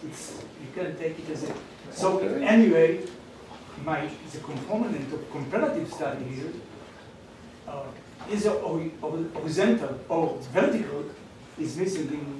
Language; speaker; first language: English; non-native, fluent; Hebrew